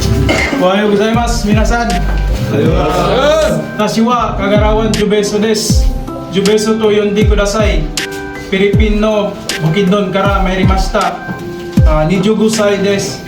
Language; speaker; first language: Japanese; non-native, learner; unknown